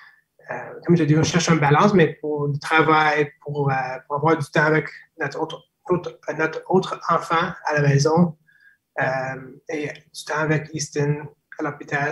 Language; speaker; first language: French; non-native, fluent; English